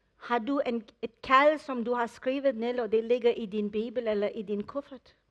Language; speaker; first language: Danish; non-native, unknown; English